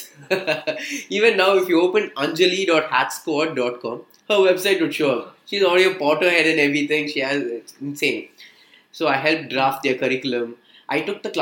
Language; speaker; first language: English; non-native, local second language; Tamil